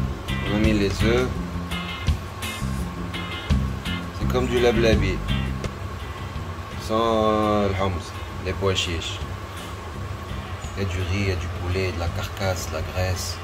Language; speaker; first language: French; non-native, local second language; Arabic